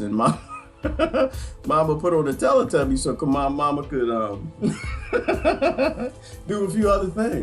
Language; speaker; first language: English; native; English